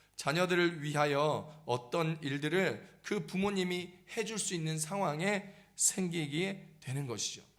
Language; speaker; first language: Korean; native; Korean